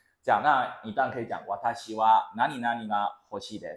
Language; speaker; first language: Japanese; non-native, fluent; Chinese